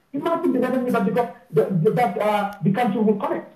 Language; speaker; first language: English; non-native, local second language; Wolof